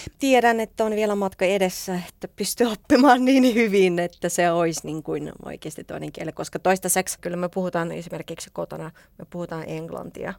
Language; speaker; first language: Finnish; non-native, fluent; Russian